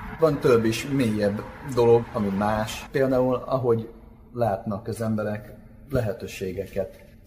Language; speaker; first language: Hungarian; non-native, fluent; English